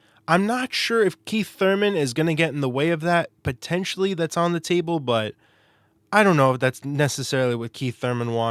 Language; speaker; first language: English; native; English